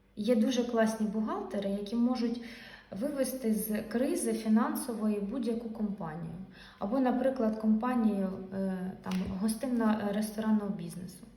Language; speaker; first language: Ukrainian; non-native, local second language; Russian